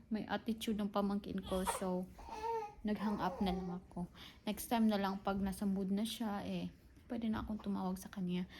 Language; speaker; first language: Filipino; native; Filipino